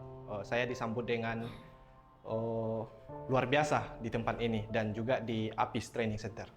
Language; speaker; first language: Indonesian; non-native, local second language; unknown